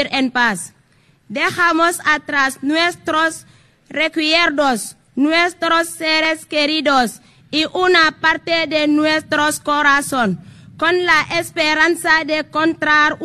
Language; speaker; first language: Spanish; non-native, fluent; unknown